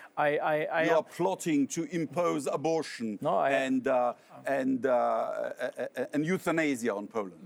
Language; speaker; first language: English; non-native, fluent; Polish